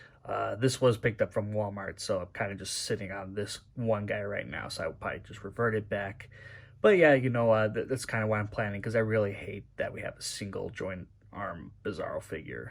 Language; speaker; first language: English; native; English